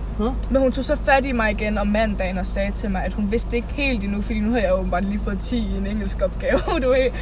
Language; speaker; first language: Danish; native; Danish